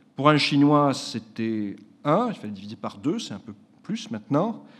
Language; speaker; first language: French; native; French